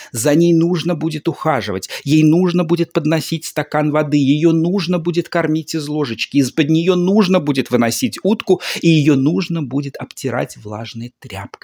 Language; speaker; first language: Russian; native; Russian